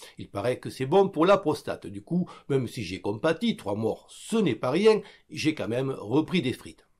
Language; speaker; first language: French; native; French